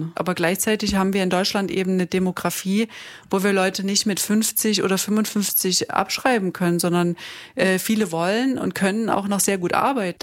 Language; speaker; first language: German; native; German